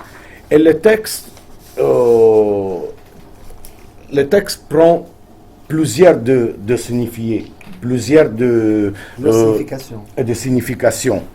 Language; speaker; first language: French; non-native, fluent; Italian